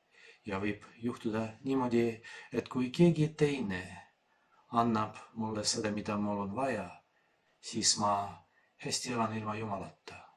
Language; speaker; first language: Estonian; non-native, fluent; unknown